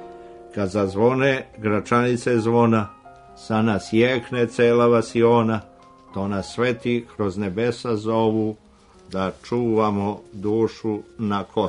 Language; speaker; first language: Serbian; native; Serbian